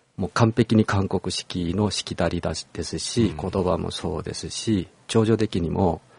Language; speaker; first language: Japanese; non-native, fluent; Korean